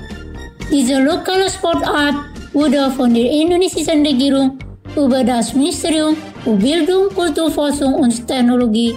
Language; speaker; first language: German; non-native, fluent; Indonesian